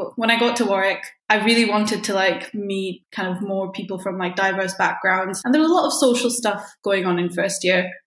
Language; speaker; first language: English; early bilingual, other home language; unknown